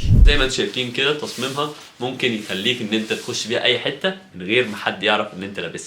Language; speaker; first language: Arabic; native; Arabic